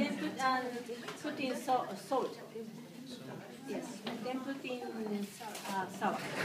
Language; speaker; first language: English; non-native, learner; Japanese